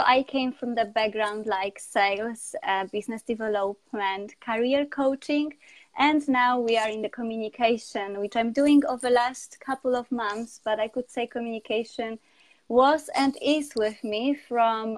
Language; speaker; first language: English; non-native, fluent; Polish